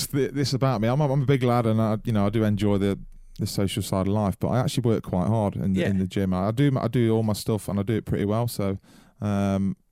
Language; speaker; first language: English; native; English